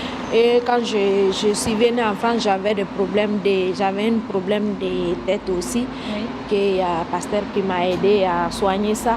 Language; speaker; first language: French; non-native, local second language; Mandingo